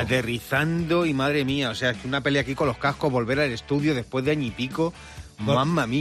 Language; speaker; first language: Spanish; native; Spanish